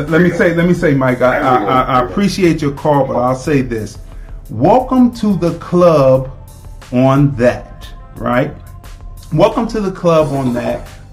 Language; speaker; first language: English; native; English